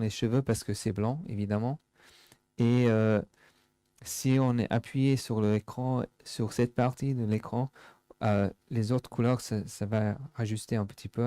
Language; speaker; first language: French; non-native, fluent; English